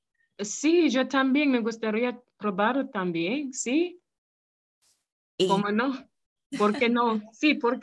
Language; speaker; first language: Spanish; non-native, fluent; English